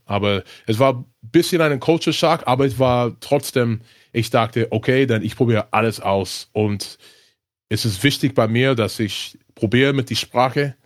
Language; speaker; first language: German; non-native, learner; English